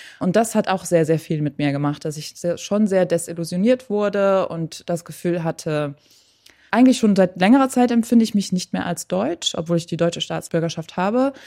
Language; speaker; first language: German; early bilingual, other home language; Persian